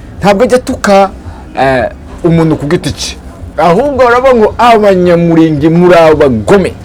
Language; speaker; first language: Kinyarwanda; native; Kinyarwanda